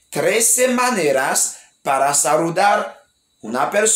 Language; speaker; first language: Spanish; non-native, learner; Haitian Creole